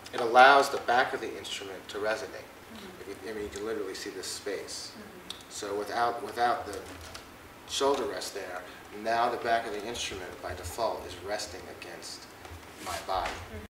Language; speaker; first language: English; native; English